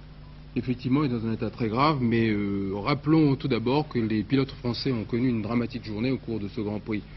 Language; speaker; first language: French; native; French